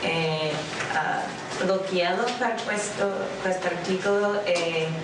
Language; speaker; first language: Italian; non-native, learner; English